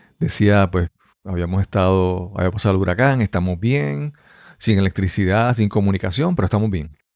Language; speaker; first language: Spanish; native; Spanish